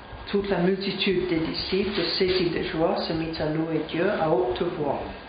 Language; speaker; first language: French; non-native, fluent; English